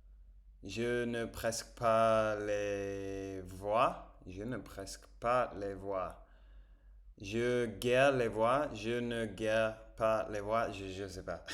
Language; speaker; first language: French; non-native, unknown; English